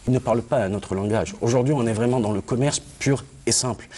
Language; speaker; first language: French; non-native, local second language; Arabic